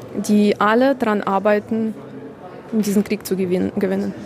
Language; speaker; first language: German; non-native, fluent; Ukrainian